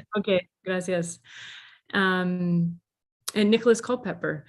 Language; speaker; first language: Spanish; non-native, learner; English